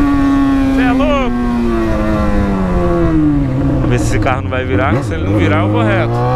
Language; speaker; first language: Portuguese; native; Portuguese